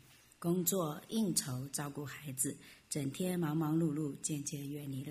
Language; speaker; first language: Chinese; native; Chinese